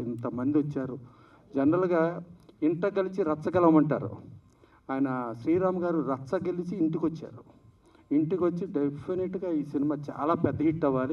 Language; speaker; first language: Telugu; native; Telugu